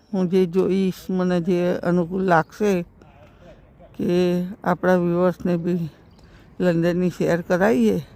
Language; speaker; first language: Gujarati; native; Gujarati